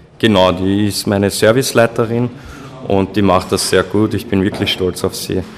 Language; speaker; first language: German; native; German